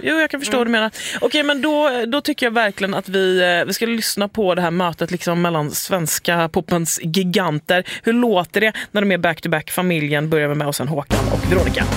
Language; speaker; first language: Swedish; native; Swedish